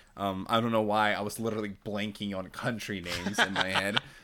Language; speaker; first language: English; non-native, fluent; Portuguese